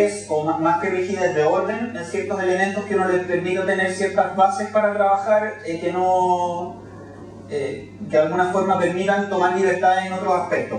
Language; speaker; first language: Spanish; native; Spanish